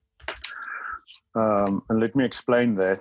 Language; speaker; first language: English; non-native, local second language; Afrikaans